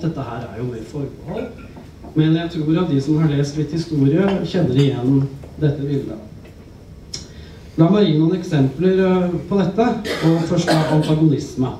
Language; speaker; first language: Norwegian; native; Norwegian